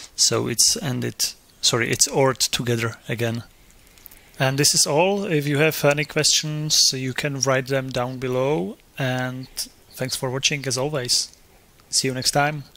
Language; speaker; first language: English; non-native, fluent; Czech